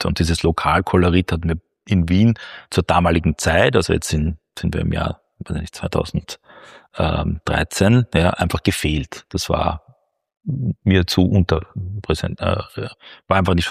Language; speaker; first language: German; native; German